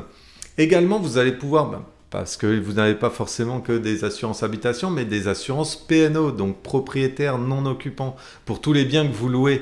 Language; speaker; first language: French; native; French